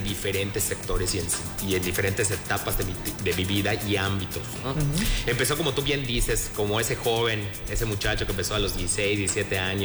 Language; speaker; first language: Spanish; native; Spanish